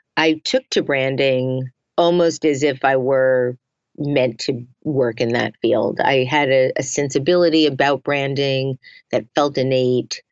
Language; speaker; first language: English; native; English